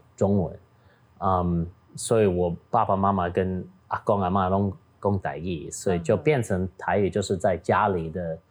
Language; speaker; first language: Chinese; non-native, fluent; Min Nan Chinese